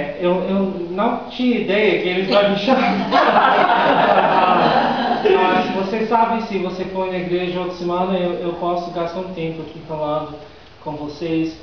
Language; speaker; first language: Portuguese; non-native, fluent; English